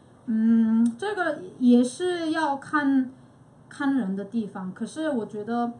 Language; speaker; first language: Chinese; non-native, fluent; Korean